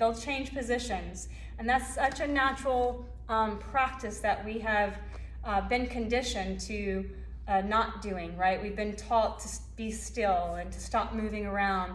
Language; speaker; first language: English; native; English